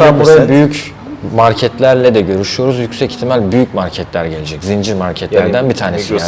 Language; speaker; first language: Turkish; native; Turkish